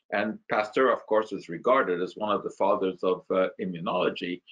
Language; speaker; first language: English; non-native, fluent; Hungarian